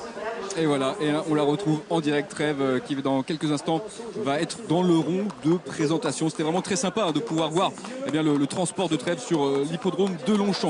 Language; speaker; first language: French; native; French